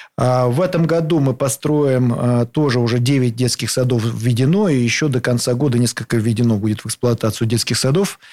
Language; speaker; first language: Russian; native; Russian